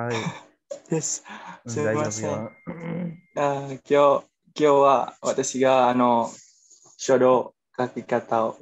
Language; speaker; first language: Japanese; non-native, learner; Indonesian